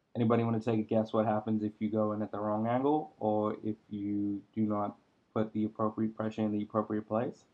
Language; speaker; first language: English; native; English